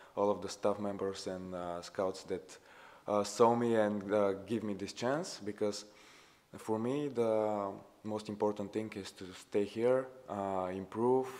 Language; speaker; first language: English; non-native, fluent; Bulgarian